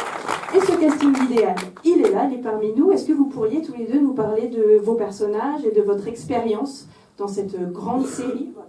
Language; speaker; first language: French; native; French